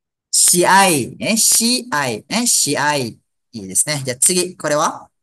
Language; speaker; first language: Japanese; non-native, fluent; Malay